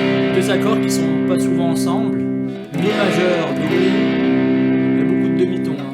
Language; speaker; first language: French; native; French